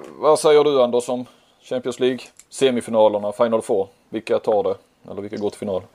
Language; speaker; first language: Swedish; native; Swedish